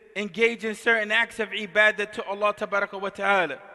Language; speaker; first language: English; native; English